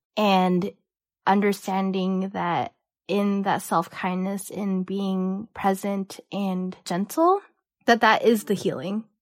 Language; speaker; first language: English; early bilingual, other home language; Cantonese